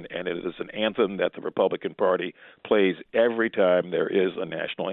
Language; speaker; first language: English; native; English